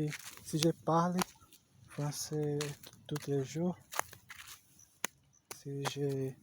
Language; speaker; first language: French; non-native, learner; Portuguese